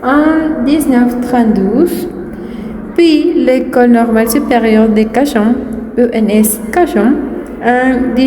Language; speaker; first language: French; non-native, learner; Spanish